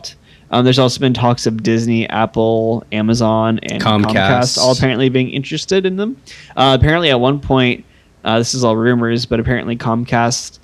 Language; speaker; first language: English; native; English